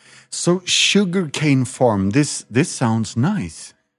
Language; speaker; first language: English; non-native, fluent; Swedish